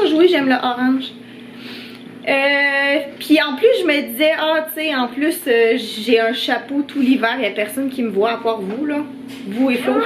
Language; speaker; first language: French; native; French